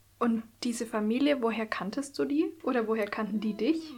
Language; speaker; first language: German; native; German